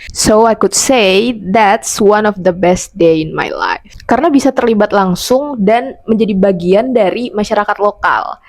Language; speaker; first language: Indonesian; native; Indonesian